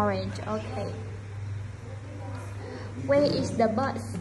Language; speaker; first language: English; non-native, fluent; Vietnamese